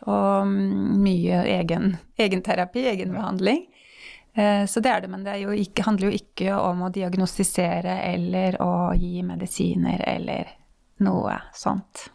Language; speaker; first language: Norwegian; native; Norwegian